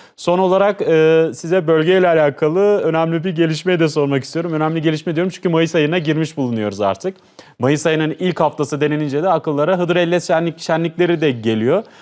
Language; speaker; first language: Turkish; native; Turkish